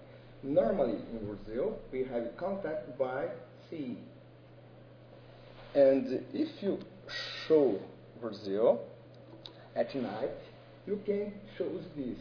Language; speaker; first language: English; non-native, learner; Portuguese